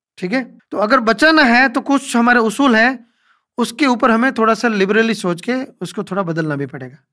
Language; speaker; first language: Hindi; non-native, local second language; Gujarati